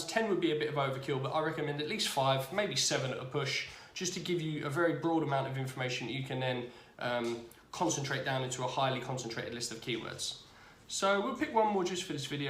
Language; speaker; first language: English; native; English